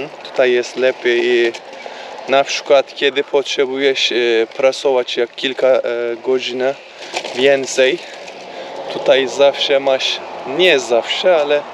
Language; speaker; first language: Polish; non-native, learner; Turkish